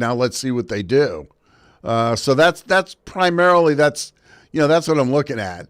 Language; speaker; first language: English; native; English